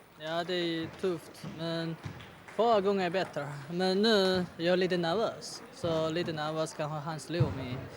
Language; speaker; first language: Swedish; non-native, learner; Chinese